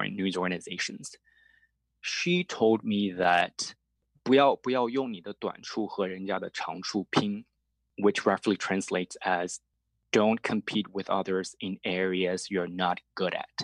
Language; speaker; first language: English; non-native, fluent; Chinese